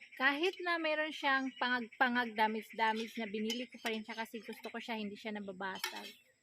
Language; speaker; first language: Filipino; native; Filipino